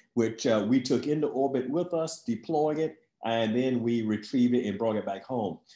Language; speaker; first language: English; native; English